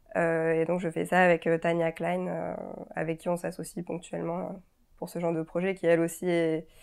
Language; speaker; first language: French; native; French